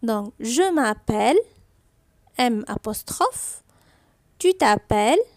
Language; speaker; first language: French; non-native, fluent; Arabic